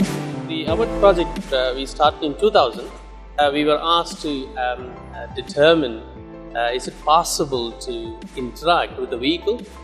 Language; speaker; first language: English; non-native, fluent; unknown